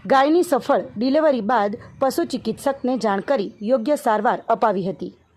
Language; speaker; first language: Gujarati; native; Gujarati